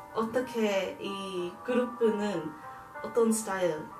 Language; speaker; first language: Korean; non-native, learner; English